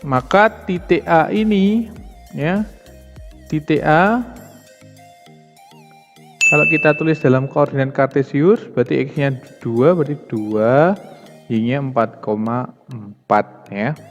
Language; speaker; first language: Indonesian; native; Indonesian